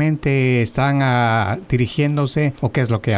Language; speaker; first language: Spanish; native; Spanish